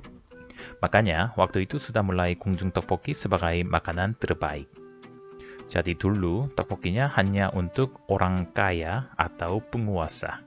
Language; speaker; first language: Indonesian; non-native, fluent; Korean